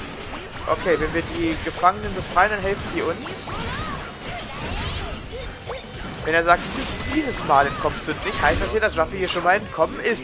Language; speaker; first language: German; native; German